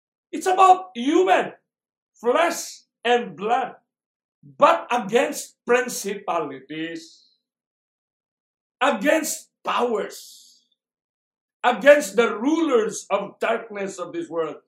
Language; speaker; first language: English; non-native, local second language; Filipino